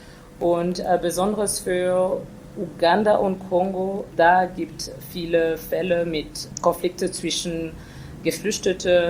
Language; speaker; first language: German; non-native, fluent; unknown